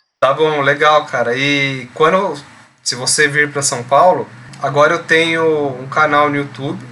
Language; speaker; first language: Portuguese; native; Portuguese